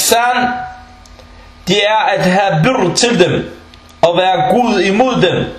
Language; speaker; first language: Danish; non-native, local second language; Arabic